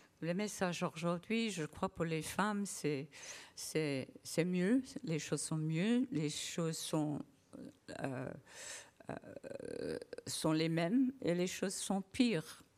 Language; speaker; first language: French; non-native, learner; English